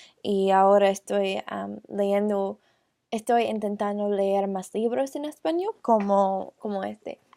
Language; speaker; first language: Spanish; non-native, learner; English